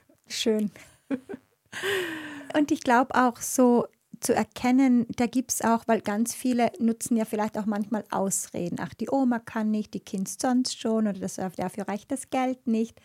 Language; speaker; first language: German; native; German